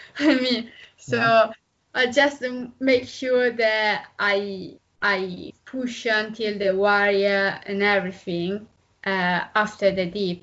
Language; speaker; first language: English; non-native, learner; Italian